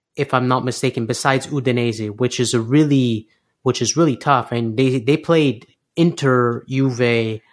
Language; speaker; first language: English; native; English